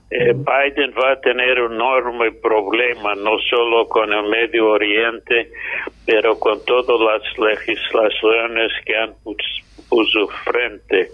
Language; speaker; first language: Spanish; non-native, fluent; English